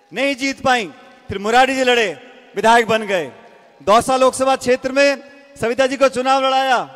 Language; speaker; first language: Hindi; native; Hindi